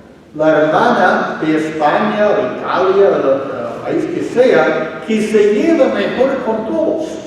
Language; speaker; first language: Spanish; non-native, fluent; English